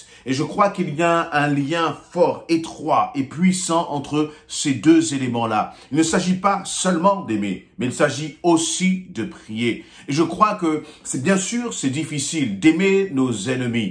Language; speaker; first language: French; native; French